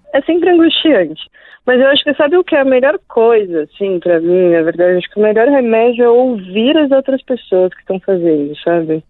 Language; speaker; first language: Portuguese; native; Portuguese